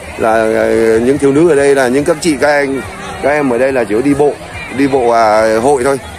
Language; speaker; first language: Vietnamese; non-native, local second language; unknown